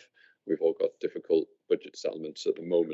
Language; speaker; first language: English; native; English